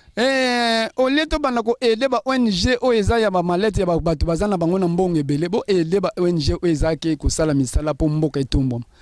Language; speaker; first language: Lingala; native; Lingala